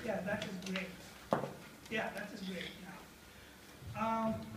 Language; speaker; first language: English; non-native, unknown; Bulgarian